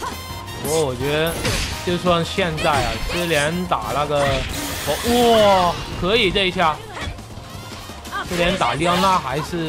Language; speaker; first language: Chinese; native; Chinese